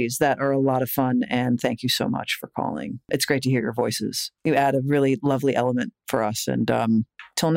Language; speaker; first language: English; native; English